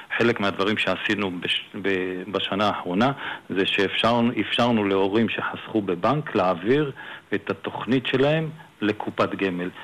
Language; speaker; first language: Hebrew; native; Hebrew